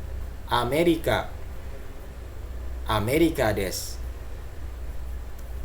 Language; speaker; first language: Japanese; non-native, fluent; Indonesian